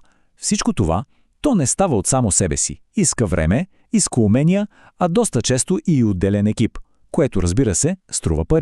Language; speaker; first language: Bulgarian; native; Bulgarian